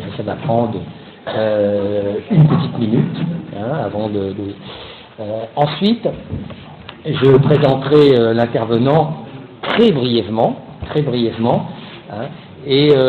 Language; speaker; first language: French; native; French